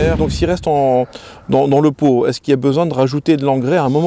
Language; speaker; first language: French; native; French